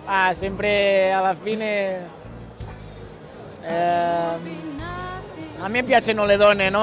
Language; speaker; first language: Italian; non-native, fluent; Spanish